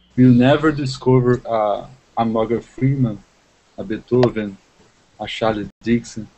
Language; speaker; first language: English; non-native, learner; Portuguese